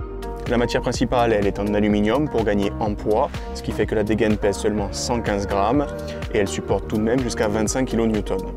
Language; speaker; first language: French; native; French